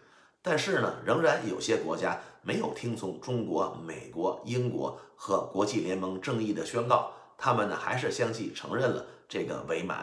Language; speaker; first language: Chinese; native; Chinese